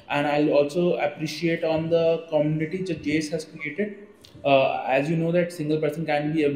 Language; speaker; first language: English; non-native, local second language; Hindi